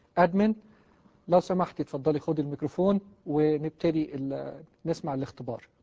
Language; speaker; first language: Arabic; native; Arabic